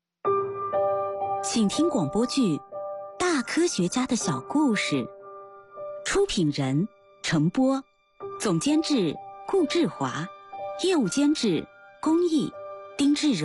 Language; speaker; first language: Chinese; native; Chinese